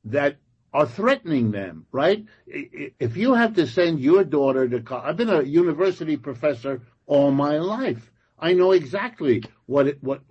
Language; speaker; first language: English; non-native, local second language; French